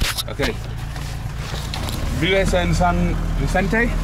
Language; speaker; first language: Spanish; non-native, learner; English